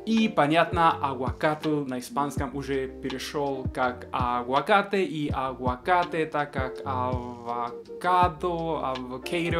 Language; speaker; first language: Russian; non-native, fluent; Spanish